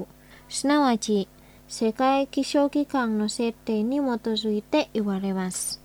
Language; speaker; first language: Japanese; non-native, fluent; Indonesian